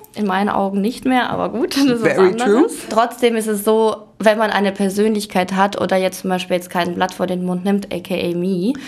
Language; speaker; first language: German; early bilingual, other home language; Ukrainian